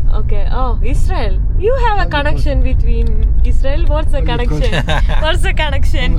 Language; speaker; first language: English; non-native, learner; Malayalam